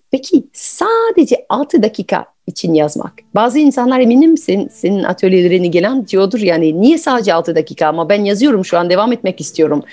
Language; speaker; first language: Turkish; non-native, fluent; French